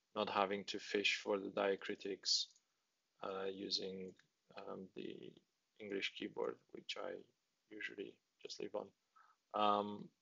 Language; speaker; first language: English; non-native, fluent; Romanian